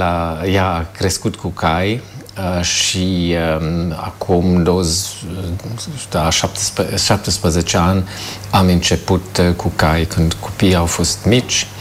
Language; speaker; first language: Romanian; non-native, fluent; German